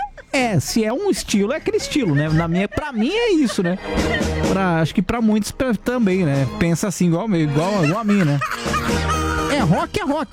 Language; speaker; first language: Portuguese; native; Portuguese